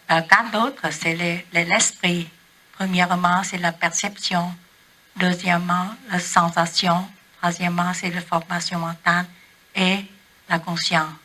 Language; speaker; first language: French; non-native, learner; Vietnamese